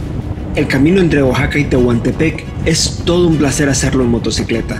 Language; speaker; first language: Spanish; native; Spanish